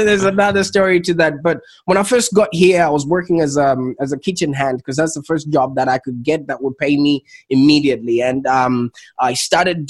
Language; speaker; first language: English; non-native, local second language; Shona